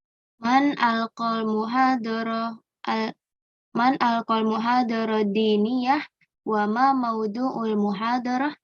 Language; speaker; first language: Arabic; non-native, learner; Indonesian